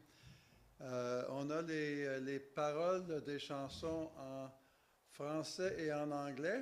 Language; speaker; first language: French; native; French